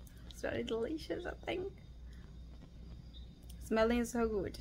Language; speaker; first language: English; non-native, learner; Portuguese